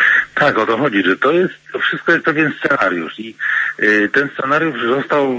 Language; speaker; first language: Polish; native; Polish